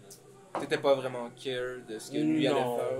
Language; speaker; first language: French; native; French